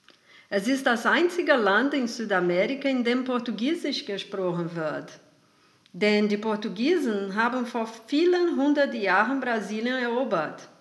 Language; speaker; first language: German; non-native, fluent; Portuguese